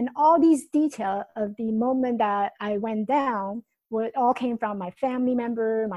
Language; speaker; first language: English; non-native, fluent; Chinese